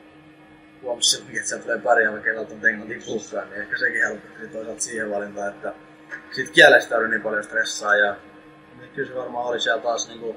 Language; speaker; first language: Finnish; native; Finnish